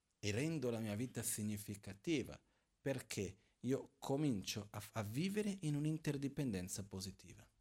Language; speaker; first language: Italian; non-native, fluent; Portuguese